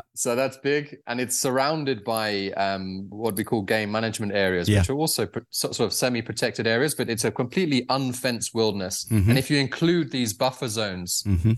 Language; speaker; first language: English; native; English